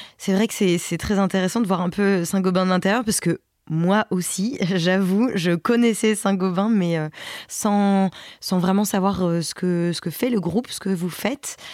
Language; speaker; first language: French; native; French